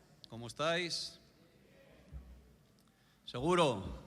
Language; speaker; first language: Spanish; native; Spanish